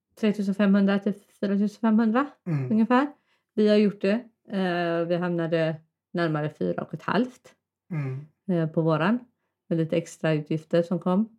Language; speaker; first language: Swedish; native; Swedish